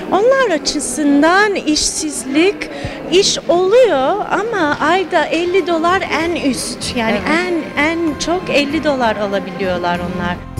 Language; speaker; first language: Turkish; non-native, fluent; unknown